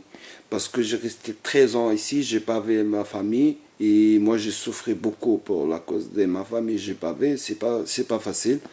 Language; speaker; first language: French; non-native, learner; Arabic